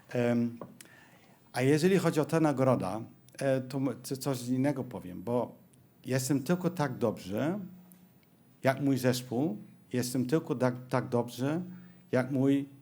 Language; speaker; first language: Polish; non-native, learner; Dutch